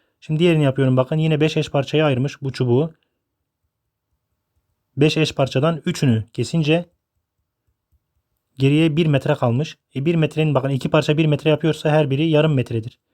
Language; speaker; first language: Turkish; native; Turkish